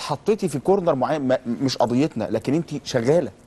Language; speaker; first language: Arabic; native; Arabic